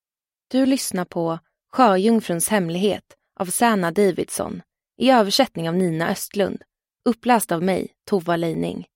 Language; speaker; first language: Swedish; native; Swedish